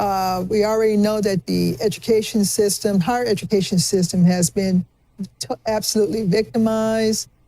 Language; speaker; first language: English; native; English